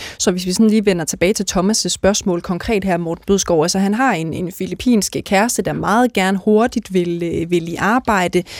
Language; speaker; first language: Danish; native; Danish